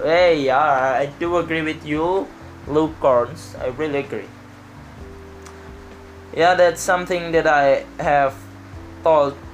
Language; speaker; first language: English; non-native, learner; Indonesian